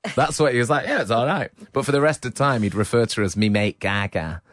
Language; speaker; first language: English; native; English